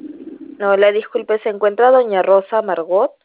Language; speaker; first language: Spanish; native; Spanish